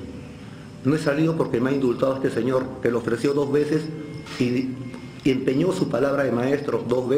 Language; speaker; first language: Spanish; native; Spanish